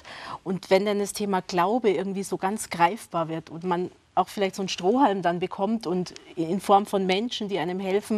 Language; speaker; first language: German; native; German